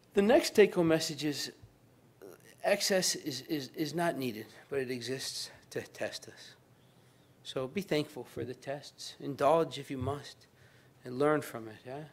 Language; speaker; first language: English; native; English